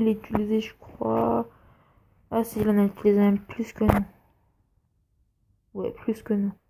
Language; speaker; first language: French; native; French